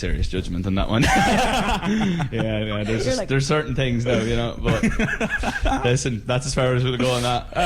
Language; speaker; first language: English; native; English